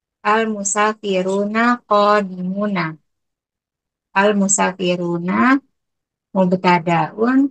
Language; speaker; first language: Arabic; non-native, learner; Indonesian